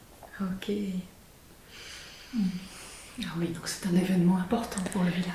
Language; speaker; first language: French; native; French